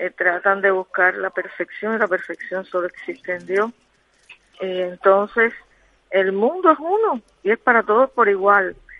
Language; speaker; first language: Spanish; native; Spanish